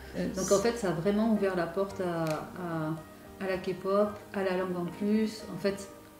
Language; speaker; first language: French; native; French